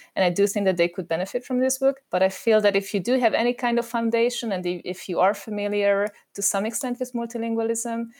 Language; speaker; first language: English; non-native, fluent; Hungarian